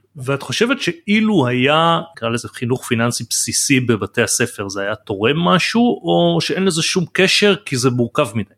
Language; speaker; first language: Hebrew; native; Hebrew